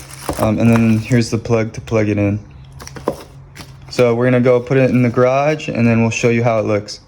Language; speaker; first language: English; native; English